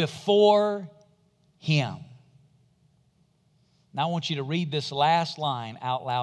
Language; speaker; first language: English; native; English